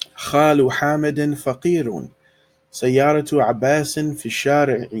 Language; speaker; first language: Arabic; non-native, fluent; English